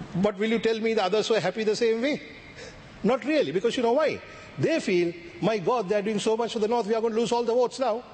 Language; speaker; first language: English; non-native, local second language; Sinhala